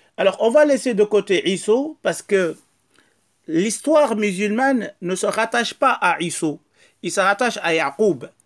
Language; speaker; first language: French; non-native, local second language; Wolof